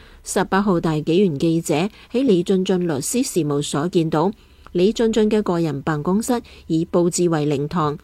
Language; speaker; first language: Chinese; non-native, local second language; Cantonese